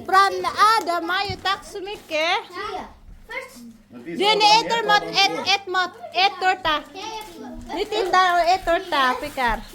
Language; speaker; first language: Swedish; non-native, learner; Filipino